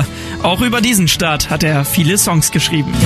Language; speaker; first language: German; native; German